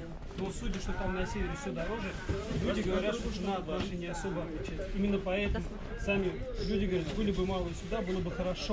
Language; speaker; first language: Russian; native; Russian